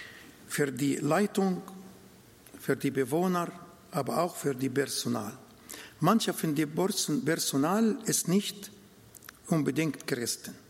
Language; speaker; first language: German; non-native, fluent; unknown